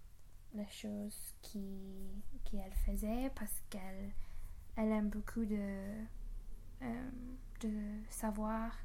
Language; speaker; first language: French; non-native, learner; English